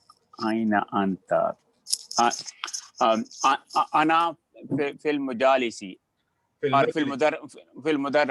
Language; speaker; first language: Arabic; non-native, learner; English